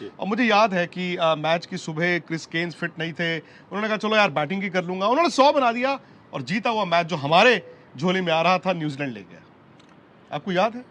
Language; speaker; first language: Hindi; native; Hindi